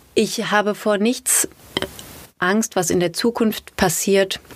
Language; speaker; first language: German; native; German